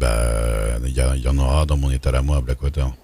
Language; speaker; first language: French; native; French